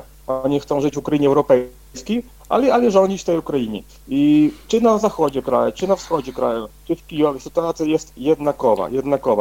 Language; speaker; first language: Polish; non-native, fluent; Ukrainian